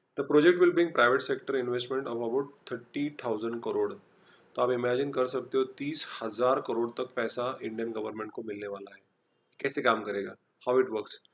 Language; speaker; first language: Hindi; non-native, local second language; Marathi